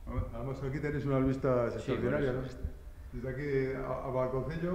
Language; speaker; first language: Spanish; native; Spanish